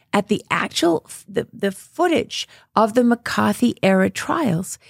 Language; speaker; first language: English; native; English